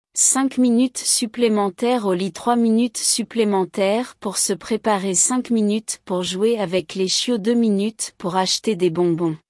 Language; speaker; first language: French; non-native, learner; Chinese